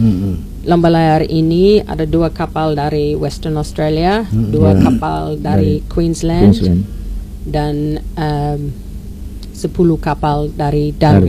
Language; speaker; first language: Indonesian; non-native, learner; English